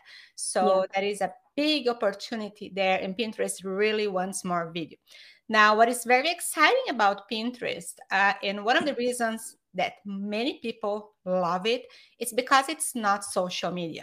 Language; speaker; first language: English; non-native, fluent; Portuguese